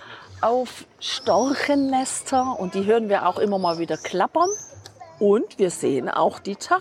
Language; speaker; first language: German; native; German